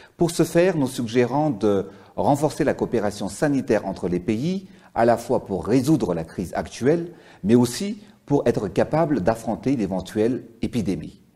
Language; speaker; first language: French; non-native, local second language; Malagasy